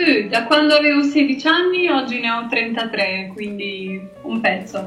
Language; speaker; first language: Italian; non-native, fluent; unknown